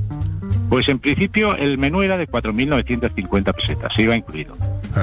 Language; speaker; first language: Spanish; native; Spanish